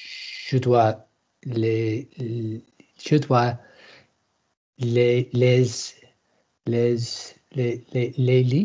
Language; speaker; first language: French; non-native, learner; English